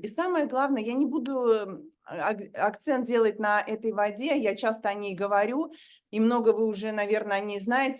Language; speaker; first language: Russian; native; Russian